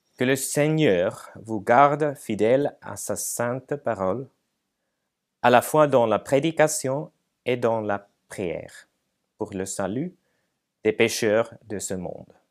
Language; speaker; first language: French; non-native, fluent; Finnish